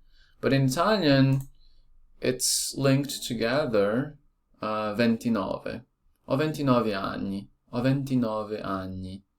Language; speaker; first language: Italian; non-native, learner; Portuguese